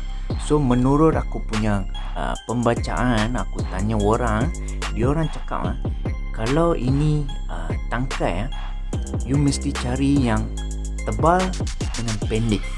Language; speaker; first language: Malay; native; Malay